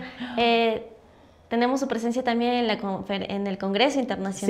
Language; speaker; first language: Spanish; native; Spanish